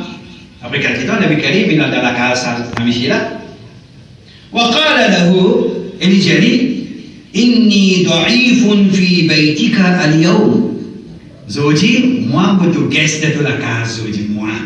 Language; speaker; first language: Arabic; non-native, fluent; Morisyen